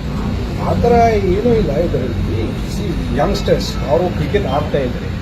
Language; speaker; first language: Kannada; non-native, fluent; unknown